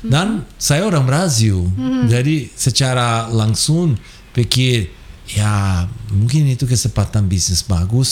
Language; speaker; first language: Indonesian; non-native, fluent; Portuguese